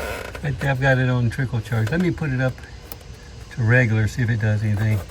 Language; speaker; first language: English; native; English